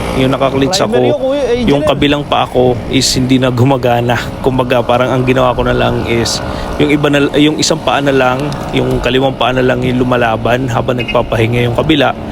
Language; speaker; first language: Filipino; native; Filipino